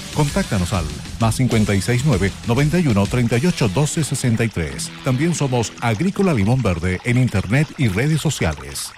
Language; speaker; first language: Spanish; native; Spanish